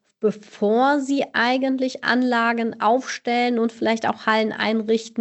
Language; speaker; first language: German; native; German